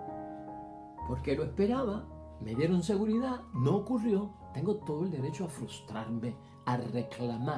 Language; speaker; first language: Spanish; native; Spanish